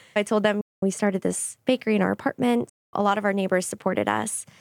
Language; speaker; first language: English; native; English